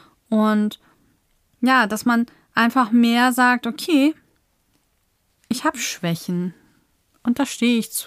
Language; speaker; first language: German; native; German